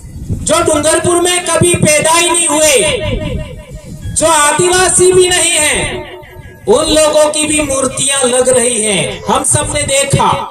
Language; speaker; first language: Hindi; non-native, local second language; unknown